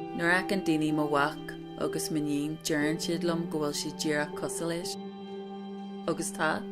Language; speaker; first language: Irish; non-native, local second language; English